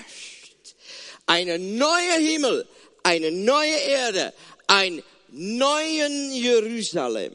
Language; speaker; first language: German; non-native, fluent; Afrikaans